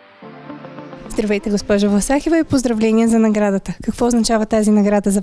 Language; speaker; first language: Bulgarian; native; Bulgarian